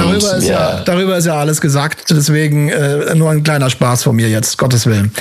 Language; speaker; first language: German; native; German